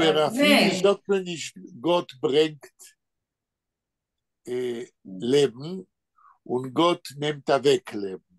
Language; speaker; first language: German; non-native, fluent; Hebrew